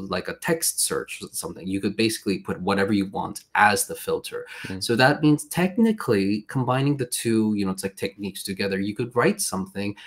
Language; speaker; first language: English; non-native, fluent; Swedish